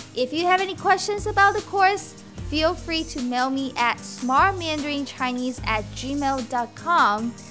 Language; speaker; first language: English; non-native, fluent; Chinese